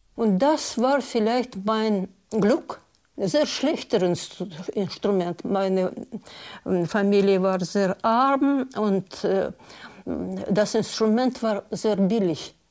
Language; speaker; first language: German; non-native, learner; Russian